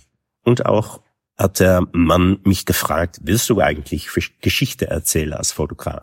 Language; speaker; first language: German; non-native, fluent; Dutch